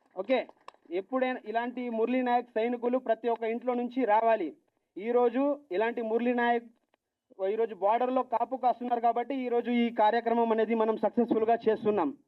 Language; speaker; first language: Telugu; non-native, local second language; Lambadi